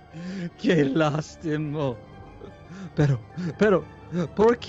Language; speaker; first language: Spanish; non-native, learner; English